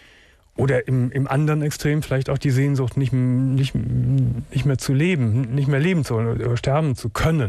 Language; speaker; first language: German; native; German